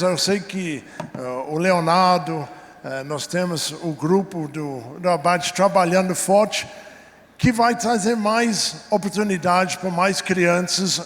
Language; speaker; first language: Portuguese; non-native, fluent; English